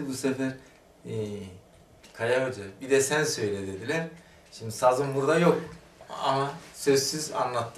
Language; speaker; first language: Turkish; native; Turkish